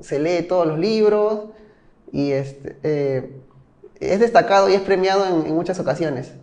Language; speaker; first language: Spanish; native; Spanish